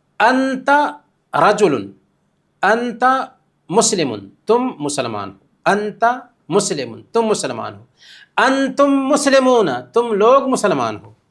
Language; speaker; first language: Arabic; non-native, fluent; Urdu